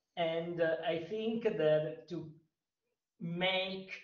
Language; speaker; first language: English; non-native, fluent; Italian